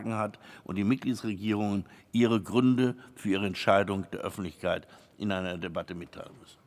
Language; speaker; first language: German; native; German